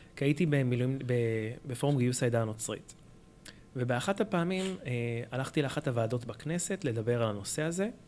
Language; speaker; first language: Hebrew; early bilingual, other home language; Arabic